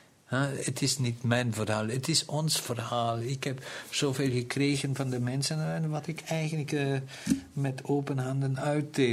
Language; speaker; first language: Dutch; non-native, local second language; German